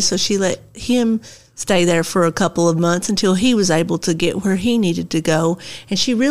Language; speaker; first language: English; native; English